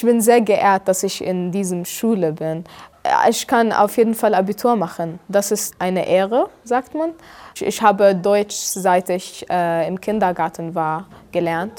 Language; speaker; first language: German; non-native, fluent; Arabic